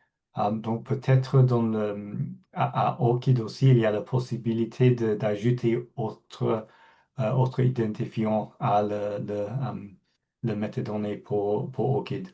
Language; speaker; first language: French; non-native, fluent; English